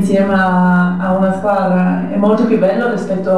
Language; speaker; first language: Italian; non-native, fluent; German